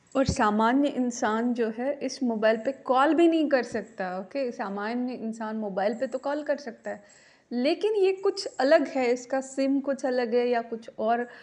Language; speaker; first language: Hindi; non-native, local second language; Marathi